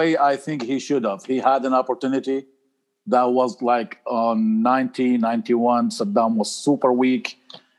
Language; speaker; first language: English; non-native, fluent; Arabic